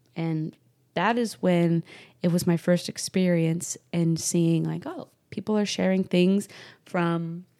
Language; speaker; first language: English; native; English